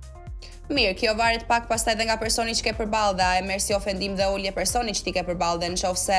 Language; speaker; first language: Albanian; native; Albanian